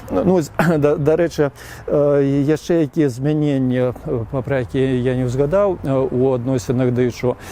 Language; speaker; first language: Belarusian; native; Belarusian